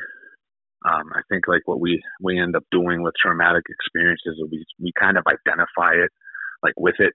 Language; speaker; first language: English; native; English